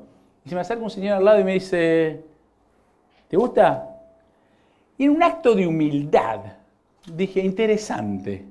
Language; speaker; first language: Spanish; native; Spanish